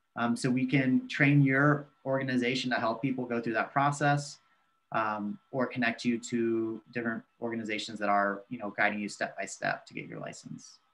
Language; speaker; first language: English; native; English